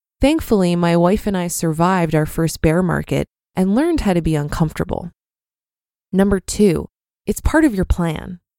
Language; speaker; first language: English; native; English